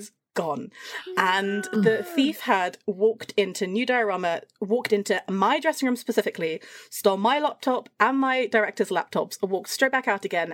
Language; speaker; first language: English; native; English